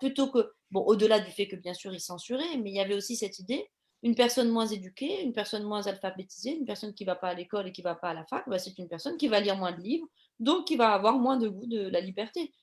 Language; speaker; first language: French; native; French